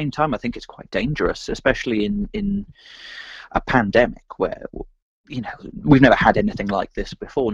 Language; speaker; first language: English; native; English